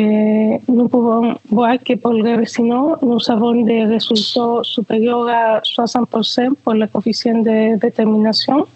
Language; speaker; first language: French; non-native, fluent; Spanish